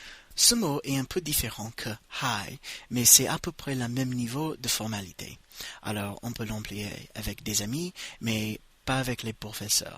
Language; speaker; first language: French; non-native, fluent; English